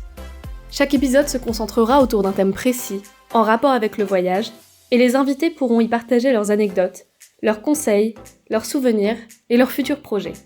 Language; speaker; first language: French; native; French